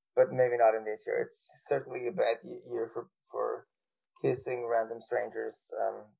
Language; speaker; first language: English; non-native, fluent; German